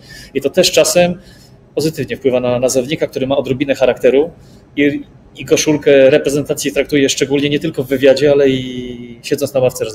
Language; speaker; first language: Polish; native; Polish